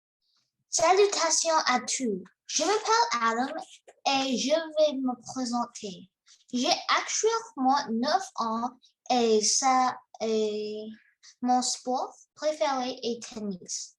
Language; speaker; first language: French; non-native, learner; Chinese